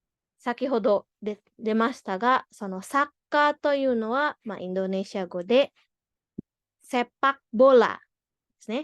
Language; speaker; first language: Japanese; non-native, fluent; Indonesian